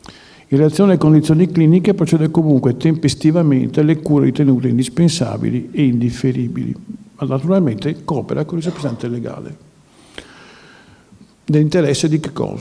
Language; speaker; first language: Italian; native; Italian